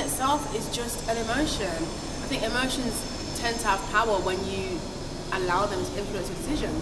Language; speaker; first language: English; non-native, local second language; Igbo